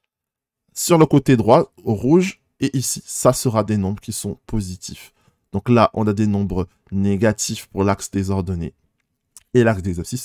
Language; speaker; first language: French; native; French